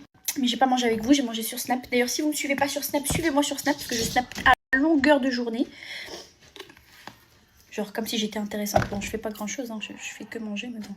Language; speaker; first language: French; native; French